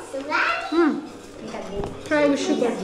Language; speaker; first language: English; non-native, fluent; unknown